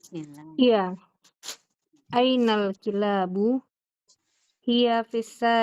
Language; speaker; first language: Arabic; non-native, learner; Indonesian